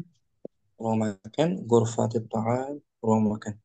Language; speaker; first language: Indonesian; native; Indonesian